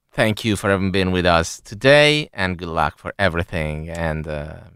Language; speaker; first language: English; non-native, fluent; Italian